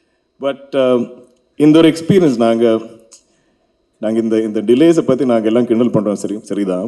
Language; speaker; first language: Tamil; non-native, local second language; Malayalam